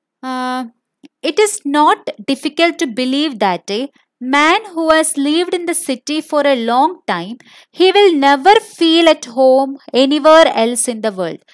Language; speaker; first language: English; non-native, local second language; Malayalam